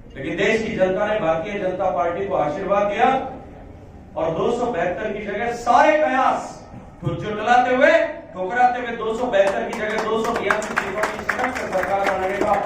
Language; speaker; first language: Hindi; native; Hindi